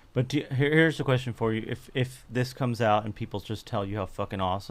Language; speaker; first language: English; native; English